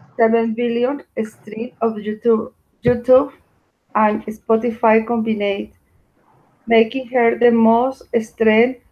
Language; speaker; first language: English; non-native, learner; Spanish